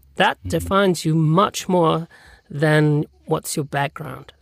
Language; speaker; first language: English; non-native, fluent; French